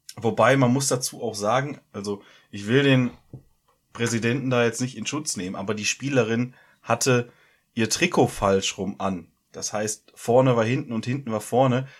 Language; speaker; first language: German; native; German